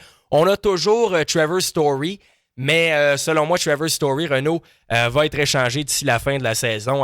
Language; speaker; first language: French; native; French